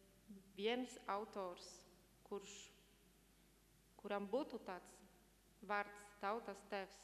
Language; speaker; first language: Latvian; non-native, fluent; Polish